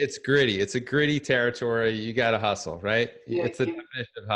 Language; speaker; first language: English; native; English